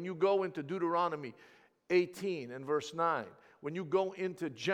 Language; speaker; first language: English; early bilingual, other home language; Greek